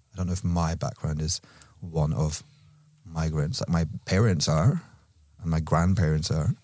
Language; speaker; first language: English; native; English